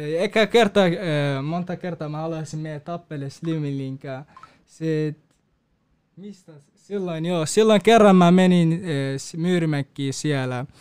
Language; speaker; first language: Finnish; non-native, learner; Kurdish